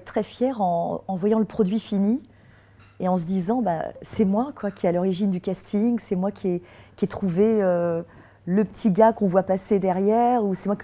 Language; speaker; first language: French; native; French